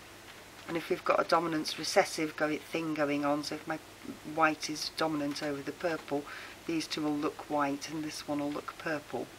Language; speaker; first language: English; native; English